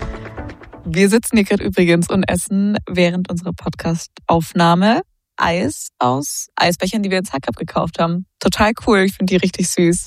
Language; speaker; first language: German; native; German